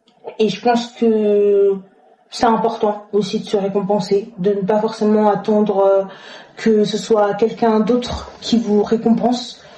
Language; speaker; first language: French; native; French